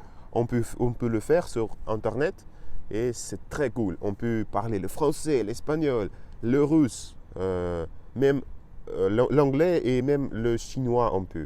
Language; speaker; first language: French; non-native, learner; Russian